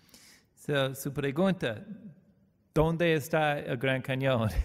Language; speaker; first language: Spanish; non-native, learner; English